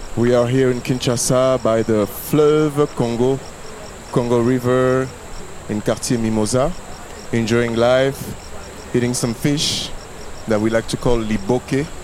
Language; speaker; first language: English; non-native, fluent; Lingala